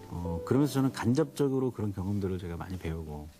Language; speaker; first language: Korean; native; Korean